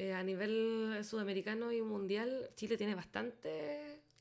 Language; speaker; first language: Spanish; native; Spanish